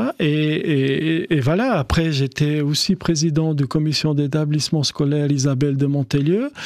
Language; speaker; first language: French; non-native, fluent; Albanian